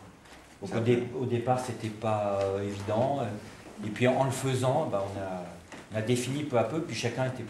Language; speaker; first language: French; native; French